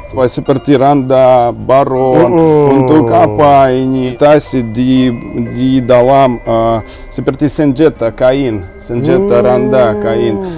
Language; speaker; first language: Indonesian; non-native, learner; Russian